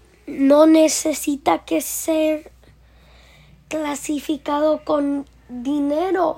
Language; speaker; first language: Spanish; early bilingual, heritage; Spanish